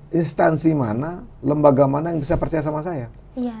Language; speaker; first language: Indonesian; non-native, local second language; Minangkabau